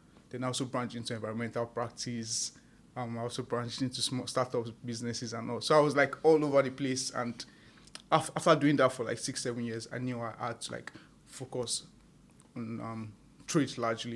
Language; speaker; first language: English; non-native, local second language; Yoruba